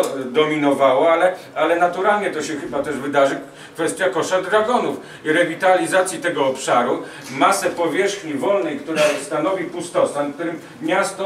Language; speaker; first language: Polish; native; Polish